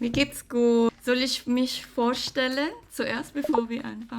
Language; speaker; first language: German; non-native, learner; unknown